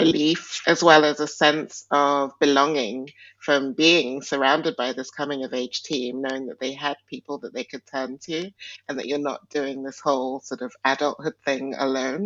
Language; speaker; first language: English; non-native, local second language; Igbo